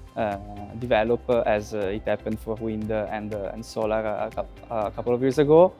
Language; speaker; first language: English; non-native, fluent; Italian